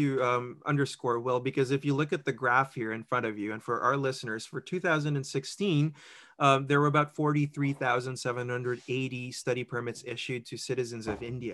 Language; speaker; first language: English; non-native, local second language; Filipino